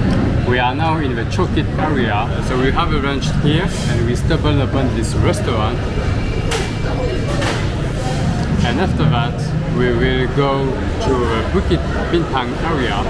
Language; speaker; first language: English; non-native, fluent; French